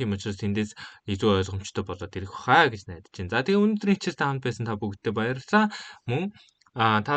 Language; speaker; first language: Mongolian; native; Mongolian